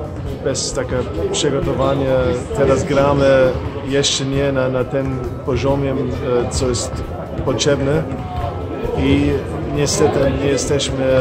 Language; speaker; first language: Polish; non-native, fluent; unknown